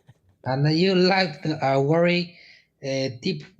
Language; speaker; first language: English; non-native, learner; Chinese